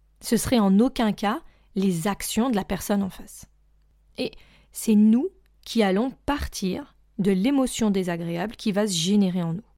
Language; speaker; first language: French; native; French